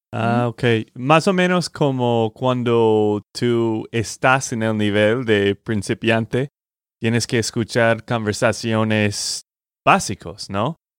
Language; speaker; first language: Spanish; non-native, fluent; English